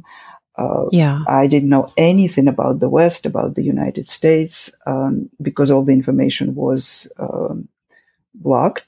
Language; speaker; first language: English; non-native, fluent; Russian